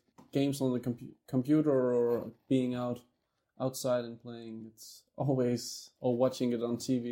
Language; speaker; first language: English; non-native, fluent; Danish